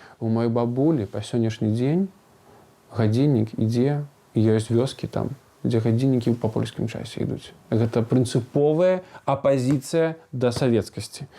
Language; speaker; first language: Belarusian; non-native, local second language; Russian